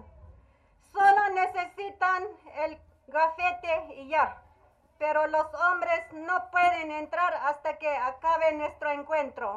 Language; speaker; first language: Spanish; non-native, local second language; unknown